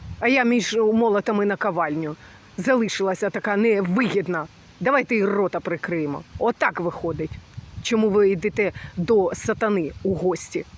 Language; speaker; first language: Ukrainian; early bilingual, other home language; Russian